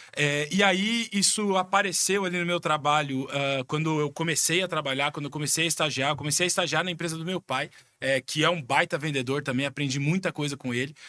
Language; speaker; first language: Portuguese; native; Portuguese